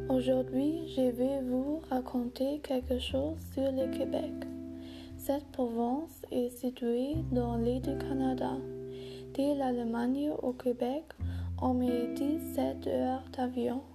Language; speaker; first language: French; non-native, learner; German